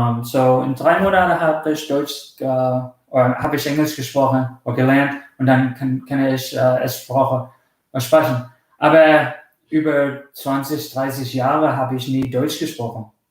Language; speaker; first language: German; early bilingual, heritage; German